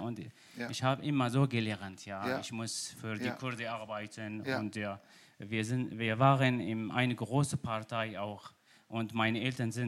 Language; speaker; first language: German; non-native, learner; Kurdish